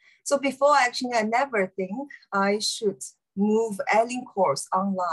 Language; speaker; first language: English; non-native, learner; Chinese